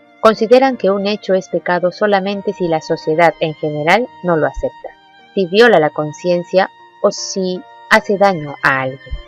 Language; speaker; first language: Spanish; native; Spanish